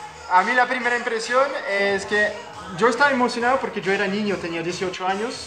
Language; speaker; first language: Spanish; non-native, fluent; French